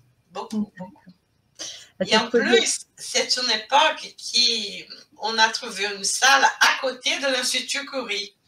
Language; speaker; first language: French; non-native, fluent; Portuguese